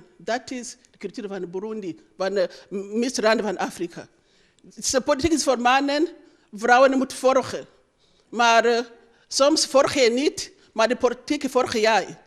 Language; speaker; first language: Dutch; non-native, learner; Rundi